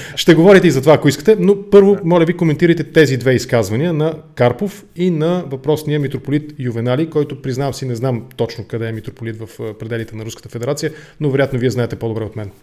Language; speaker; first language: Bulgarian; native; Bulgarian